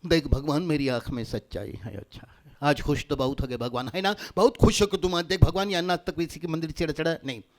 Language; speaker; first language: Hindi; non-native, local second language; Gujarati